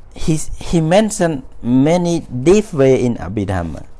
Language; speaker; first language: English; non-native, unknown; Khmer